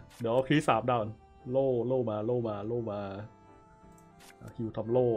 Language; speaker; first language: Thai; native; Thai